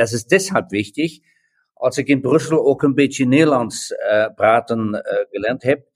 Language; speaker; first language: Dutch; non-native, learner; German